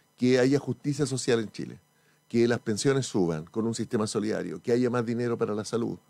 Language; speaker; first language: Spanish; native; Spanish